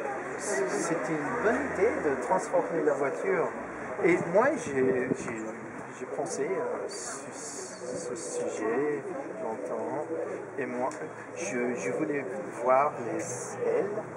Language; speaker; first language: French; non-native, fluent; English